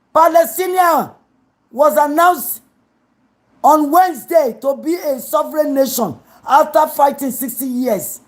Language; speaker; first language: English; non-native, local second language; Yoruba